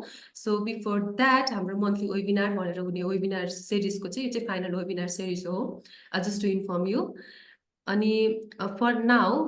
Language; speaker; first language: Nepali; native; Nepali